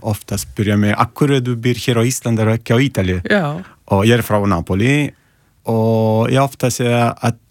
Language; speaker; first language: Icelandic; non-native, learner; Italian